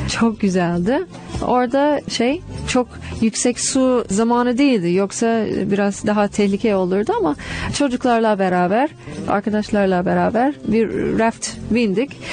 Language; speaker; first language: Turkish; non-native, fluent; English